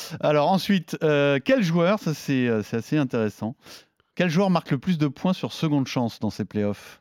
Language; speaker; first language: French; native; French